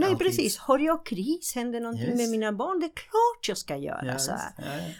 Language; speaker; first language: Swedish; non-native, fluent; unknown